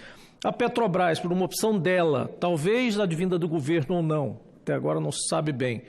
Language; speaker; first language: Portuguese; native; Portuguese